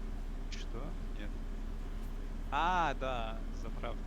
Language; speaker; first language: Russian; non-native, learner; English